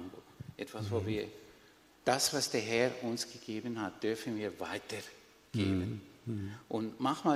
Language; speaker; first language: German; non-native, fluent; Spanish